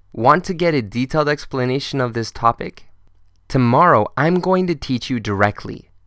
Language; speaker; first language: English; native; English